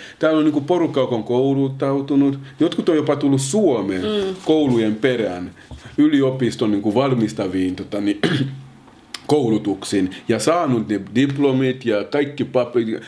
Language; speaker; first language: Finnish; early bilingual, other home language; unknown